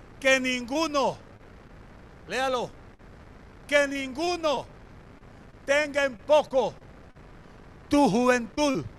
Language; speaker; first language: Spanish; native; Spanish